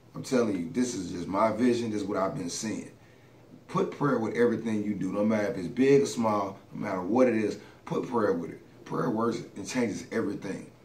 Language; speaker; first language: English; native; English